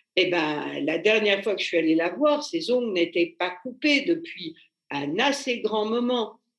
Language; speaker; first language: French; native; French